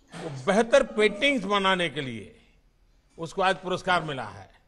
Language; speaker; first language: Hindi; non-native, local second language; Gujarati